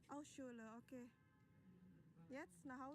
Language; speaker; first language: German; non-native, learner; Indonesian